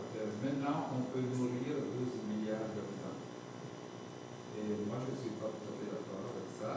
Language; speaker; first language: French; non-native, fluent; Italian